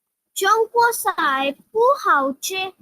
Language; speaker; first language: Chinese; non-native, learner; Hindi